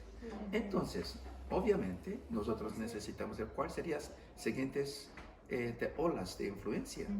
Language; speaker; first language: Spanish; non-native, fluent; English